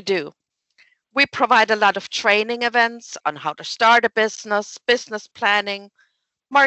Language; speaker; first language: English; non-native, fluent; German